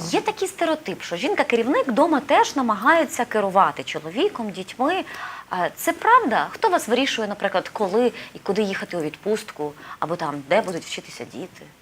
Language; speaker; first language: Ukrainian; native; Ukrainian